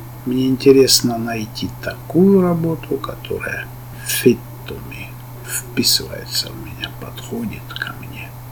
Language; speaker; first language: Russian; native; Russian